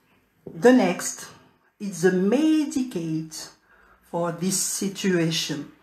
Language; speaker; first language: English; non-native, learner; French